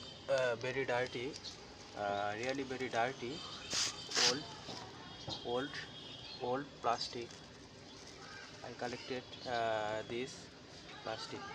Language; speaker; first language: English; non-native, learner; Bangla